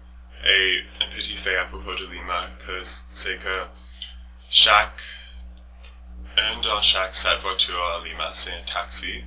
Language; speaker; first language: French; non-native, learner; English